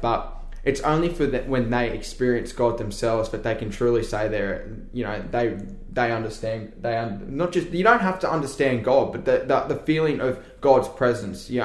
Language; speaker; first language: English; native; English